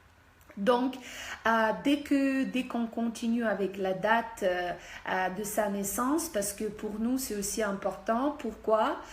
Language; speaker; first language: French; non-native, fluent; Russian